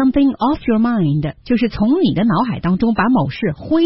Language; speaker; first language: Chinese; native; Chinese